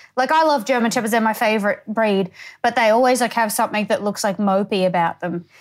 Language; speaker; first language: English; native; English